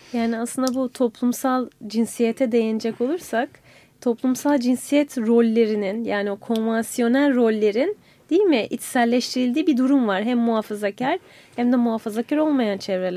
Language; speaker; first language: Turkish; native; Turkish